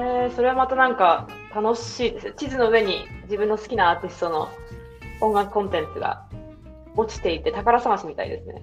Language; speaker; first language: Japanese; native; Japanese